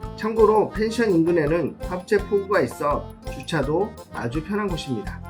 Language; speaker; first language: Korean; native; Korean